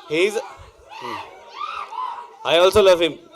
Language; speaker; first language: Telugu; non-native, learner; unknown